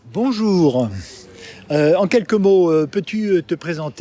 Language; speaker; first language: French; native; French